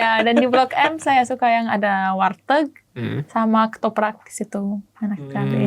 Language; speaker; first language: Indonesian; non-native, learner; German